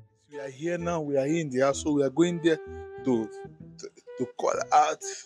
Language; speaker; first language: English; non-native, local second language; Igbo